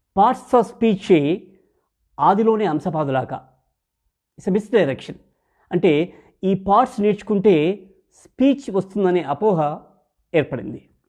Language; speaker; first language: Telugu; native; Telugu